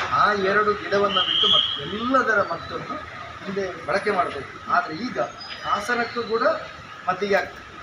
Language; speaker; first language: Kannada; non-native, local second language; Tulu